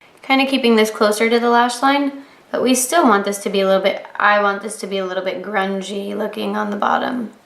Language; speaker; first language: English; native; English